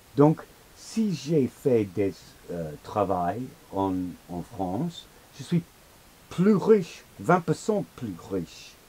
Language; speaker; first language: French; non-native, learner; English